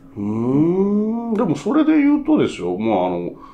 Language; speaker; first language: Japanese; native; Japanese